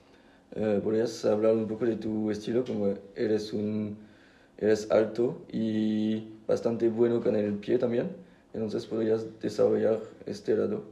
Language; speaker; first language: Spanish; non-native, fluent; French